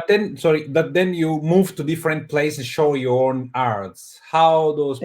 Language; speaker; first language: English; non-native, fluent; Portuguese